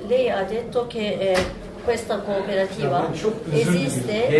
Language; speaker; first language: Italian; non-native, learner; Turkish